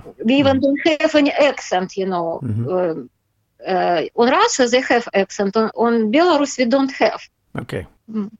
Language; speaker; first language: English; non-native, learner; Russian